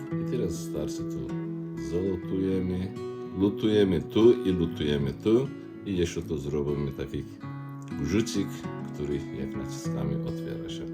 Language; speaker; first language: Polish; non-native, learner; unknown